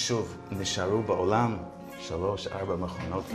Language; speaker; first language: Hebrew; non-native, fluent; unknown